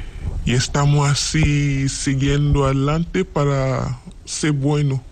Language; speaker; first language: Spanish; non-native, learner; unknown